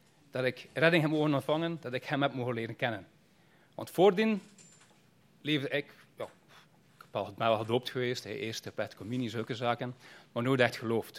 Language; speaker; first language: Dutch; native; Dutch